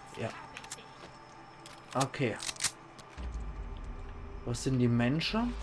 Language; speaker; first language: German; native; German